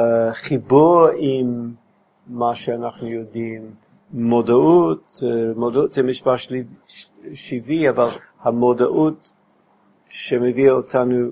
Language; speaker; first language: Hebrew; non-native, fluent; English